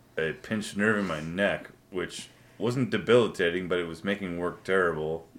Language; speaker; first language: English; native; English